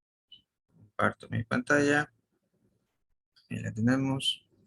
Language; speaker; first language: Spanish; native; Spanish